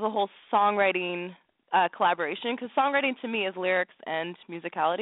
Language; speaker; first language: English; native; English